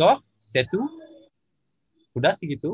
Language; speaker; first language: French; non-native, learner; Indonesian